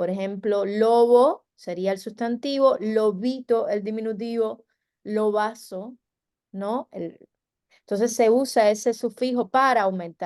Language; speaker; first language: Spanish; native; Spanish